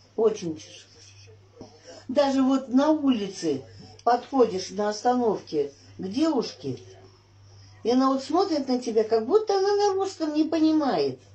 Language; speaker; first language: Russian; native; Russian